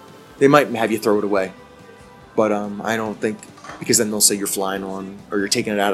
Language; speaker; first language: English; native; English